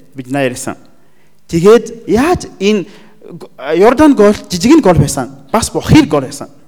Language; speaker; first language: Mongolian; non-native, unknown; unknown